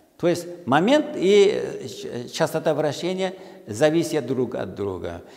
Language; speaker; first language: Russian; non-native, local second language; Uzbek